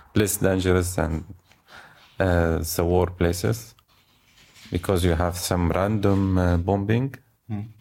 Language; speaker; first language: English; non-native, fluent; Arabic